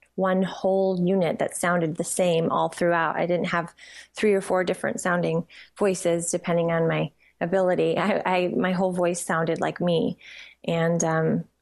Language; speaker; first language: English; native; English